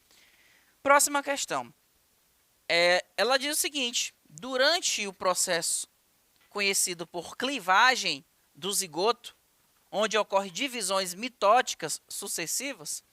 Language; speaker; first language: Portuguese; native; Portuguese